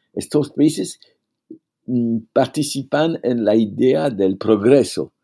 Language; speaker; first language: Spanish; non-native, fluent; French